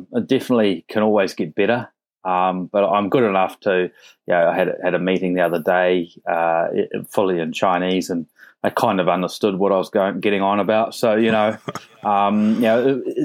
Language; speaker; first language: English; native; English